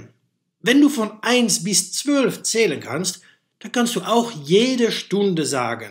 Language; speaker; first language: German; non-native, fluent; Dutch